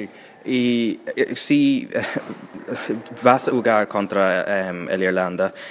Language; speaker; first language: Spanish; non-native, learner; English